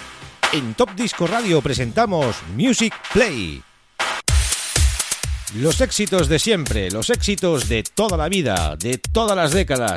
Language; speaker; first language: Spanish; native; Spanish